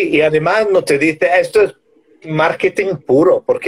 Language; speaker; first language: Spanish; non-native, fluent; English